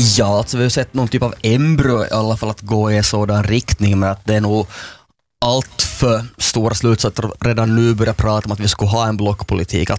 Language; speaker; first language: Swedish; native; Swedish